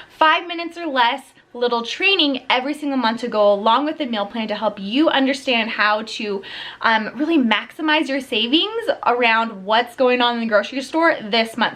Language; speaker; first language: English; native; English